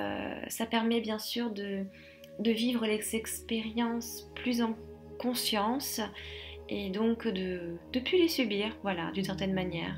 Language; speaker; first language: French; native; French